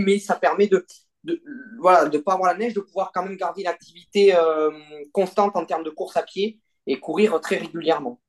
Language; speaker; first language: French; native; French